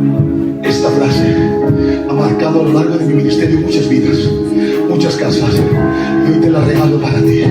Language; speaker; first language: Spanish; native; Spanish